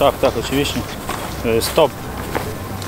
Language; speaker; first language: Polish; non-native, learner; Georgian